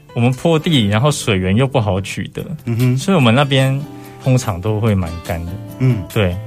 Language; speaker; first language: Chinese; native; Chinese